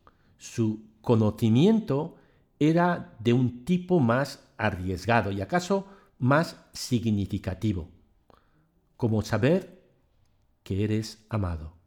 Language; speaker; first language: Spanish; native; Spanish